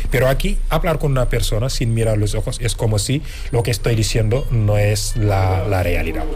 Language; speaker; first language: Spanish; non-native, fluent; Wolof